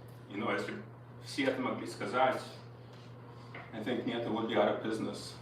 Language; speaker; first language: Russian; early bilingual, heritage; Russian